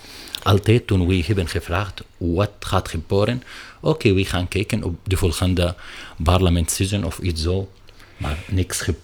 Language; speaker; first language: Dutch; non-native, learner; Arabic